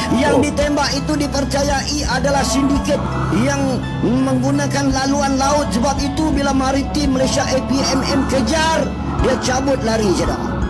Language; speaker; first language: Malay; native; Malay